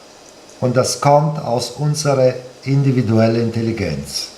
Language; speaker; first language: German; non-native, fluent; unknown